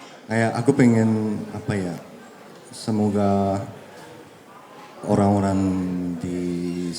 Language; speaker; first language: Indonesian; early bilingual, heritage; Japanese